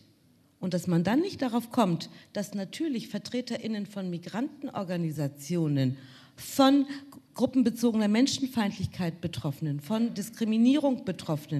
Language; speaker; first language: German; native; German